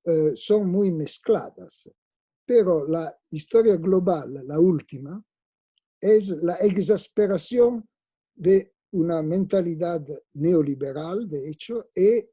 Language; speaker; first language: Spanish; non-native, fluent; Italian